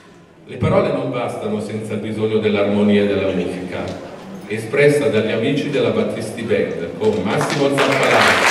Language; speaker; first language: Italian; native; Italian